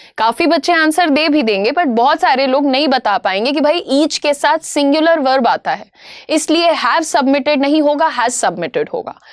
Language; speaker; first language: Hindi; native; Hindi